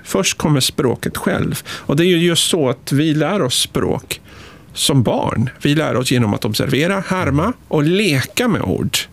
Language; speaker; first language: Swedish; non-native, fluent; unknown